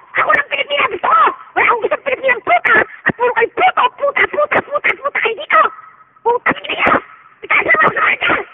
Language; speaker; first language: Filipino; native; Filipino